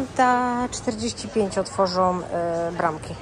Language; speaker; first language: Polish; native; Polish